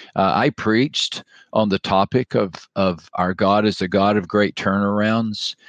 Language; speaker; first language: English; native; English